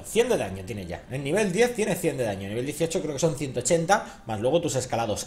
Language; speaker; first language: Spanish; native; Spanish